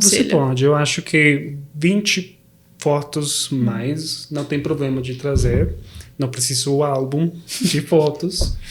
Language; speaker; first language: Portuguese; non-native, fluent; Spanish